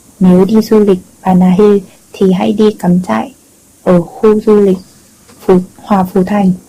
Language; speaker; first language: Vietnamese; non-native, learner; Korean